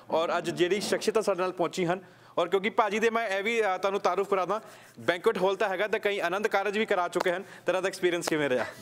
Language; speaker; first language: Punjabi; native; Punjabi